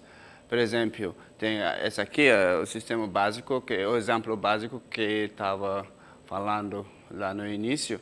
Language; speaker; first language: Portuguese; non-native, fluent; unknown